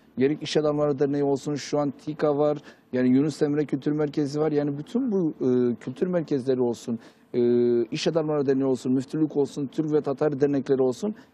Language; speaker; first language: Turkish; early bilingual, heritage; Turkish